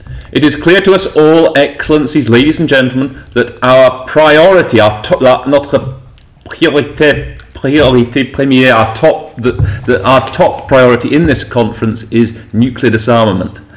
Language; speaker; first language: English; native; English